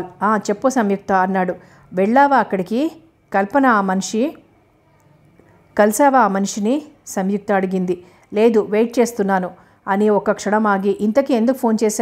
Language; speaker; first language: Telugu; native; Telugu